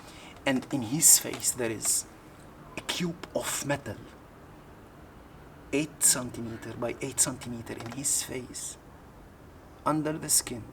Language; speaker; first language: English; non-native, learner; Arabic